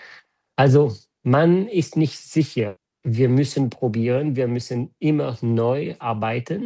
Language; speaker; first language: German; non-native, fluent; French